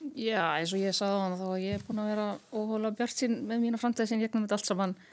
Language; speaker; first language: Icelandic; native; Icelandic